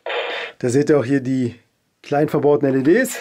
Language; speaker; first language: German; native; German